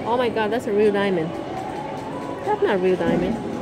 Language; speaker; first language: English; non-native, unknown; Vietnamese